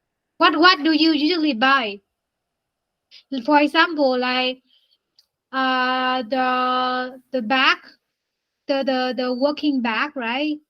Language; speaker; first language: English; non-native, learner; Vietnamese